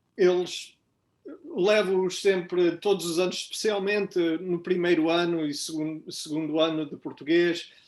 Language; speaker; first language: Portuguese; native; Portuguese